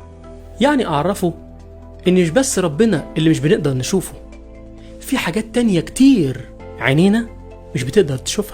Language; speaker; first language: Arabic; native; Arabic